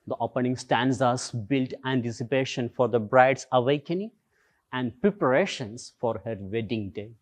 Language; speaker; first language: English; non-native, local second language; Malayalam